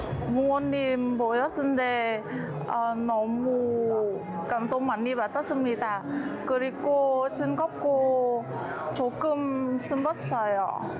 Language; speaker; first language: Korean; non-native, learner; Vietnamese